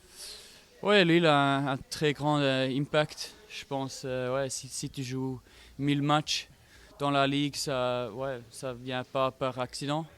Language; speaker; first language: French; non-native, fluent; German